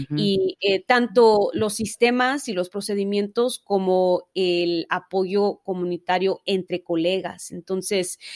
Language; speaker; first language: Spanish; early bilingual, heritage; Spanish